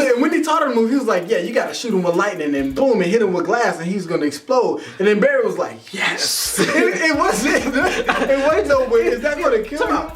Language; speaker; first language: English; native; English